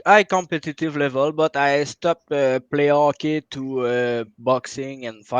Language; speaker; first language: English; non-native, local second language; French